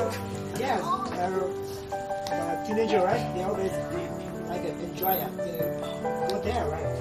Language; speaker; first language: English; non-native, learner; Hmong